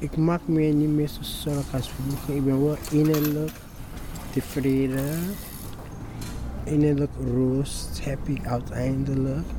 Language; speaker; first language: Dutch; non-native, learner; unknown